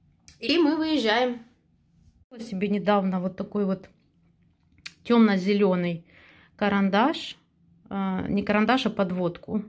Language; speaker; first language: Russian; native; Russian